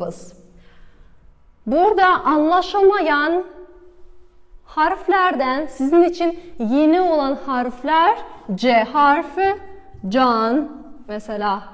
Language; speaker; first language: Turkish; non-native, fluent; Kazakh